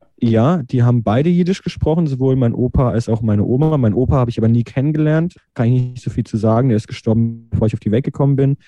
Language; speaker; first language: German; native; German